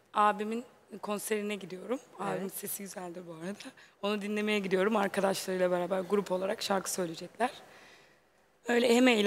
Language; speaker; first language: Turkish; non-native, learner; English